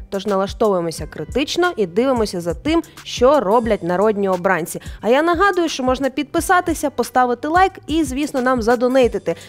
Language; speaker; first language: Ukrainian; native; Ukrainian